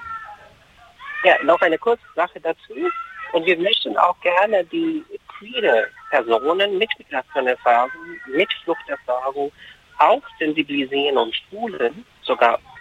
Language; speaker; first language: German; non-native, fluent; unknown